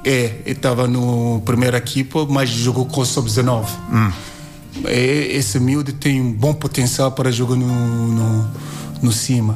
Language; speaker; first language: Portuguese; non-native, learner; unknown